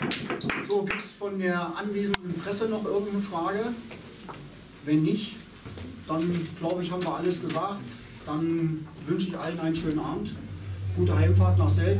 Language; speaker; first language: German; native; German